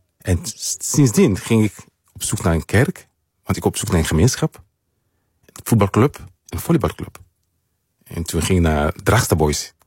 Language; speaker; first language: Dutch; non-native, learner; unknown